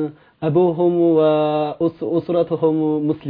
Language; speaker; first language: Arabic; non-native, learner; Chinese